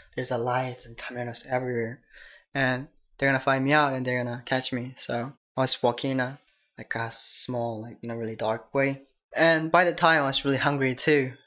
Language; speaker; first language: English; non-native, learner; Korean